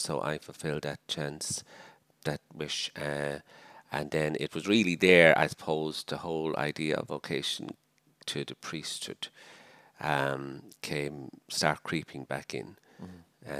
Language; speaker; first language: English; native; English